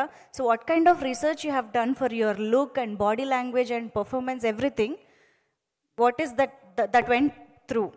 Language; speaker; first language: Telugu; native; Telugu